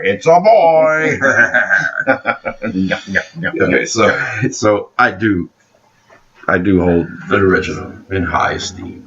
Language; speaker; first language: English; native; English